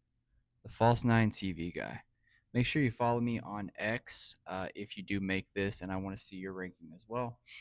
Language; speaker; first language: English; native; English